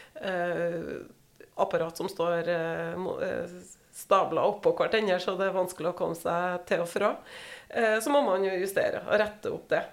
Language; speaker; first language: Norwegian; native; Norwegian